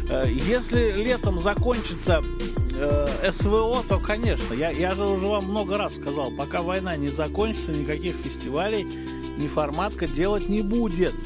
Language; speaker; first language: Russian; native; Russian